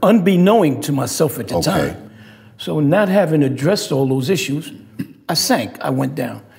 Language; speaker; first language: English; native; English